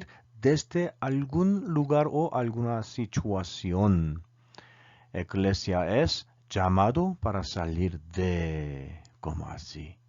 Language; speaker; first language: Spanish; non-native, learner; Korean